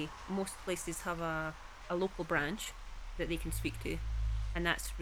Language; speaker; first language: English; native; English